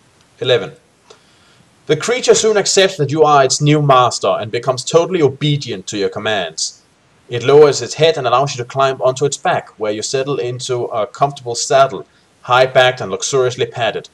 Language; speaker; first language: English; native; English